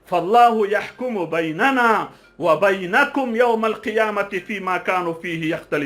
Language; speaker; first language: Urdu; non-native, fluent; Pashto